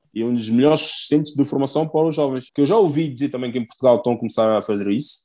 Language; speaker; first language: Portuguese; early bilingual, other home language; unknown